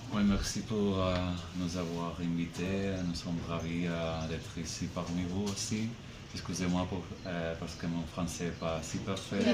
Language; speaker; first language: French; non-native, learner; Spanish